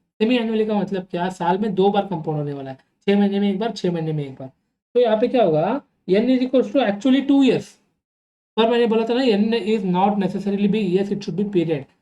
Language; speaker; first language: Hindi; non-native, local second language; Telugu